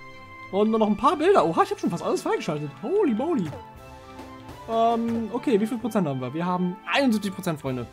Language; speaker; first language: German; native; German